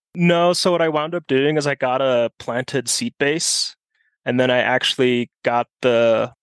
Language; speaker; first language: English; non-native, fluent; German